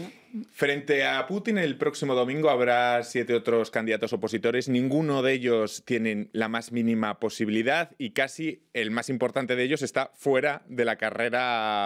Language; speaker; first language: Spanish; native; Spanish